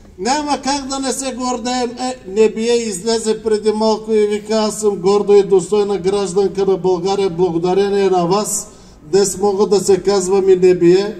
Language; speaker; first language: Bulgarian; non-native, local second language; Turkish